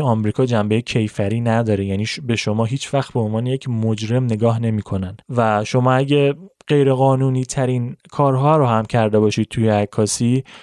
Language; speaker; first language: Persian; native; Persian